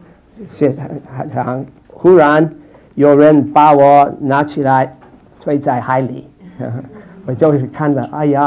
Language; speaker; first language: Chinese; non-native, fluent; English